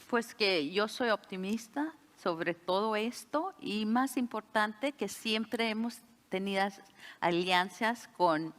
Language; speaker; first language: Spanish; early bilingual, heritage; Spanish